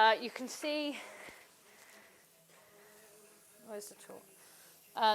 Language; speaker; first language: English; native; English